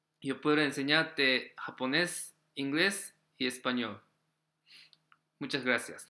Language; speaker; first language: Spanish; non-native, fluent; Japanese